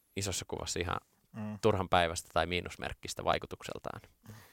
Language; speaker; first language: Finnish; native; Finnish